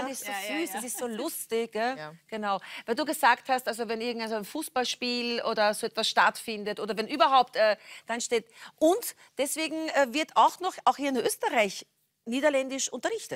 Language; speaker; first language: German; native; German